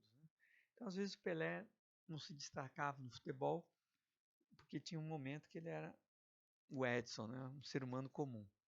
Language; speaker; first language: Portuguese; native; Portuguese